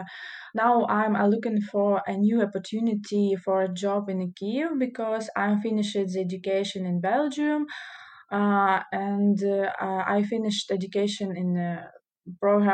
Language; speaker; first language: English; non-native, learner; Russian